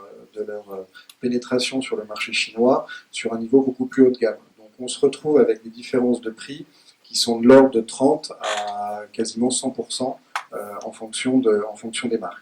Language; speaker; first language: French; native; French